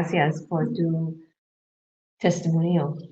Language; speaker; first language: Spanish; non-native, learner; English